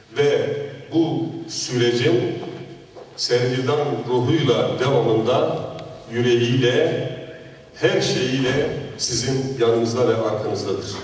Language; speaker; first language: Turkish; non-native, local second language; Kurdish